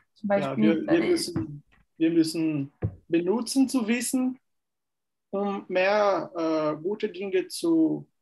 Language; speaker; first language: German; non-native, fluent; Portuguese